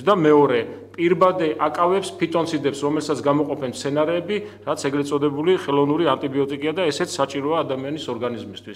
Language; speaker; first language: Georgian; native; Georgian